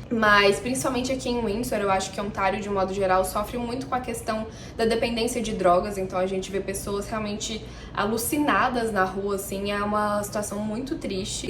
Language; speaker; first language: Portuguese; native; Portuguese